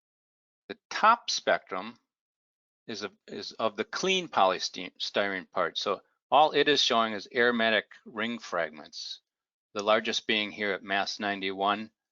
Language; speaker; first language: English; native; English